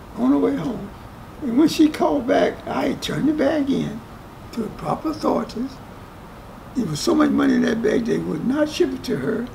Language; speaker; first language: English; native; English